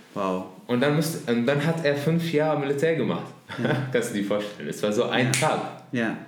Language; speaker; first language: German; non-native, fluent; Arabic